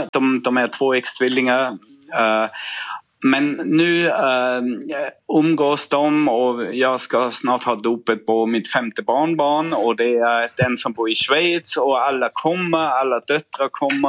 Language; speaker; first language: Swedish; non-native, fluent; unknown